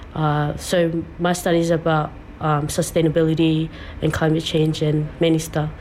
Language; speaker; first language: English; early bilingual, other home language; Samoan